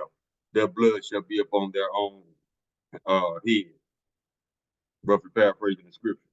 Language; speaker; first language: English; native; English